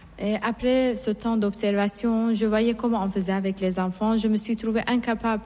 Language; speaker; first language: French; non-native, fluent; Persian